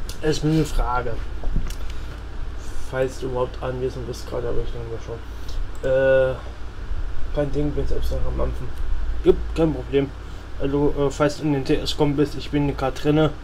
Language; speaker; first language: German; native; German